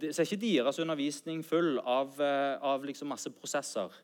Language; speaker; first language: Norwegian; native; Norwegian